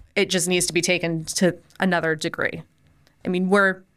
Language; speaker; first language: English; native; English